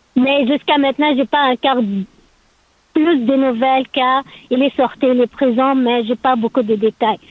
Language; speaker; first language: French; non-native, learner; Arabic